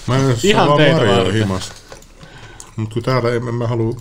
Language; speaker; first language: Finnish; native; Finnish